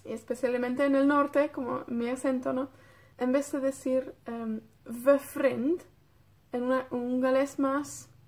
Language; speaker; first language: Spanish; non-native, fluent; Welsh